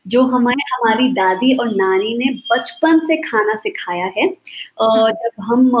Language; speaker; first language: Hindi; native; Hindi